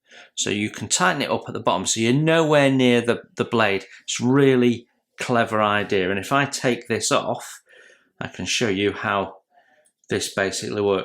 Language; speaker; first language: English; native; English